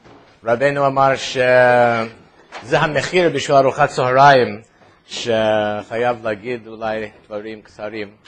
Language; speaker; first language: Hebrew; non-native, fluent; English